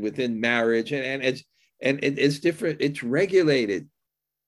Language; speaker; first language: English; native; English